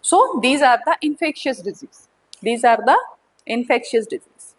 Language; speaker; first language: Hindi; non-native, local second language; Punjabi